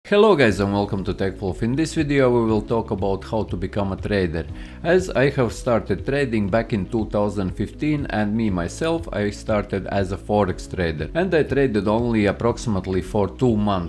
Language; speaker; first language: English; non-native, fluent; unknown